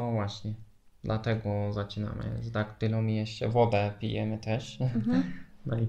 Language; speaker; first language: Polish; non-native, learner; Turkish